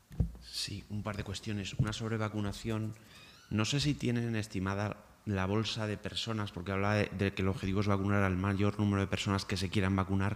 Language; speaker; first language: Spanish; native; Spanish